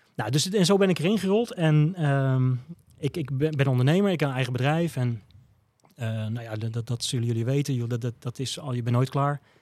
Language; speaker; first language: Dutch; native; Dutch